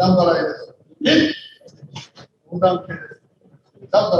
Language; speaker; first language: Japanese; native; Japanese